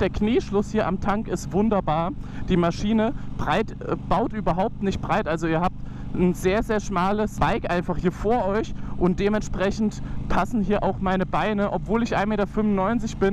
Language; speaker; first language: German; native; German